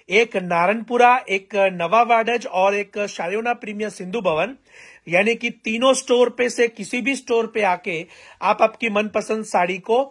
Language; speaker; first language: Hindi; non-native, local second language; Gujarati